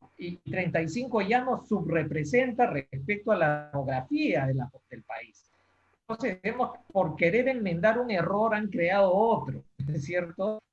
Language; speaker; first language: Spanish; native; Spanish